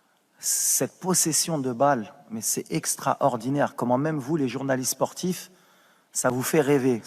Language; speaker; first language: French; native; French